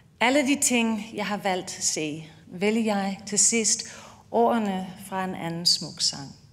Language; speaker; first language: Danish; non-native, fluent; English